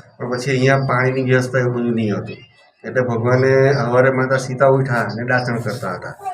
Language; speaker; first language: Gujarati; native; Gujarati